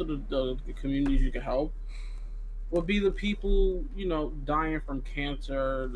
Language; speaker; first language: English; native; English